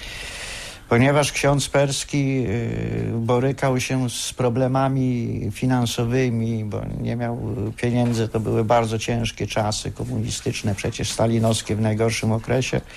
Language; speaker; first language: Polish; native; Polish